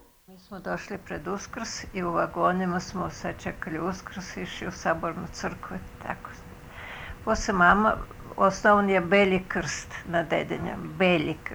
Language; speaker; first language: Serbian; early bilingual, other home language; Russian